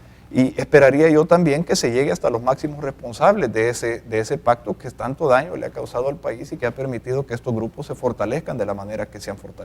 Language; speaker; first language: Spanish; native; Spanish